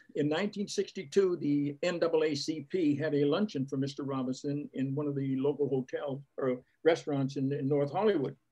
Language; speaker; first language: English; native; English